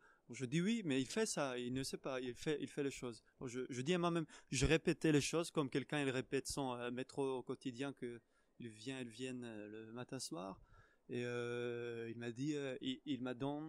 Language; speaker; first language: French; non-native, fluent; Hebrew